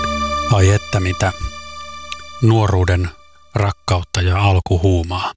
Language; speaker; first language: Finnish; native; Finnish